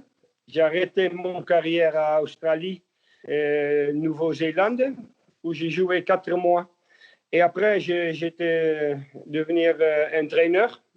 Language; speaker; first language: French; non-native, learner; Dutch